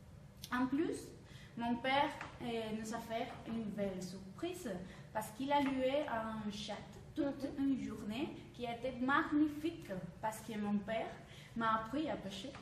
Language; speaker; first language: French; non-native, learner; Spanish